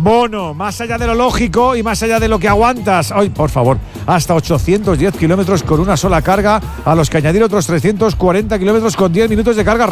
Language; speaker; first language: Spanish; native; Spanish